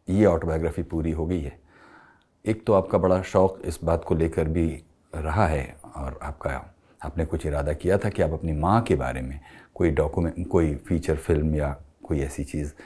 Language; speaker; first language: Hindi; native; Hindi